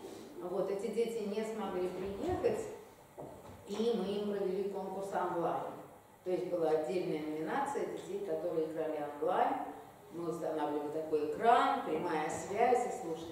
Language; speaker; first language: Russian; native; Russian